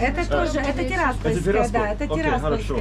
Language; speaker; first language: Russian; native; Russian